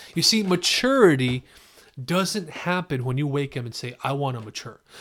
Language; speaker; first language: English; native; English